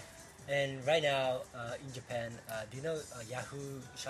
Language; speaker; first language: English; non-native, fluent; Japanese